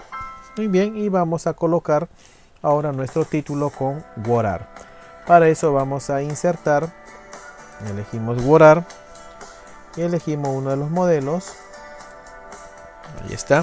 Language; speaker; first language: Spanish; native; Spanish